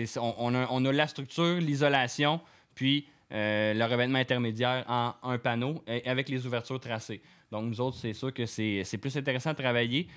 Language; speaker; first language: French; native; French